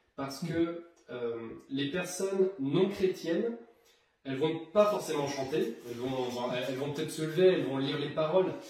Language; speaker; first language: French; native; French